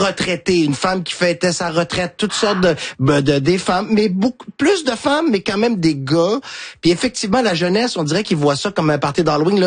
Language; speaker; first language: French; native; French